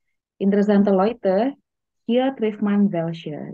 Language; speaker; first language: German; non-native, fluent; Indonesian